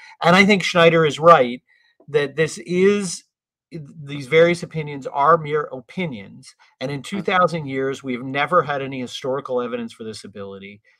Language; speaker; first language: English; native; English